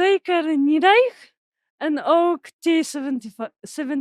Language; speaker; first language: Dutch; non-native, learner; Polish